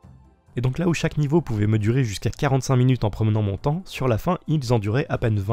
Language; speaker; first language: French; native; French